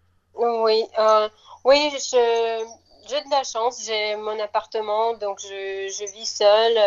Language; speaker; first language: French; non-native, fluent; Russian